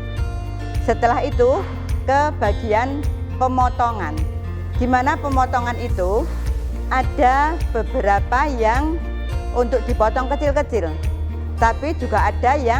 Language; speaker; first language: Indonesian; non-native, local second language; Javanese